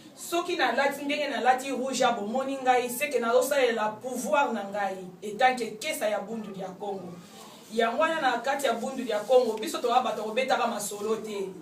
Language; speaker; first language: Lingala; non-native, local second language; Kongo